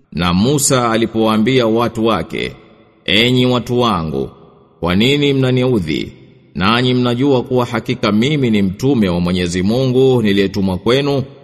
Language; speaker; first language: Swahili; native; Swahili